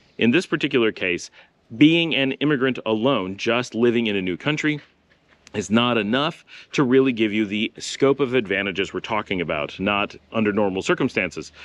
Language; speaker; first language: English; native; English